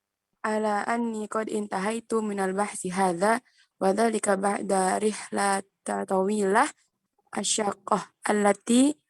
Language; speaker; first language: Arabic; non-native, learner; Indonesian